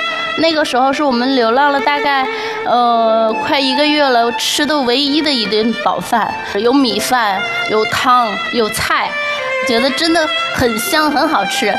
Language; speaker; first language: Chinese; native; Chinese